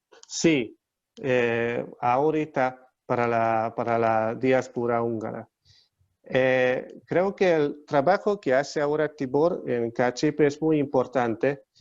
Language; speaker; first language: Spanish; non-native, learner; Hungarian